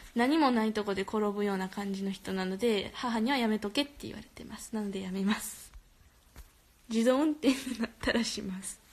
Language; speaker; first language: Japanese; early bilingual, other home language; Korean